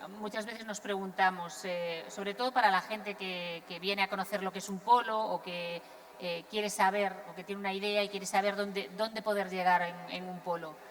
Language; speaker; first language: Spanish; non-native, local second language; Galician